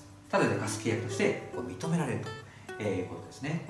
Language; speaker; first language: Japanese; native; Japanese